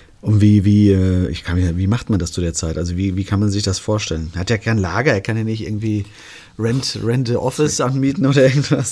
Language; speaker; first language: German; native; German